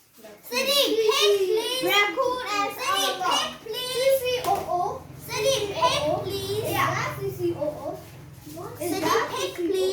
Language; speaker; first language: English; non-native, learner; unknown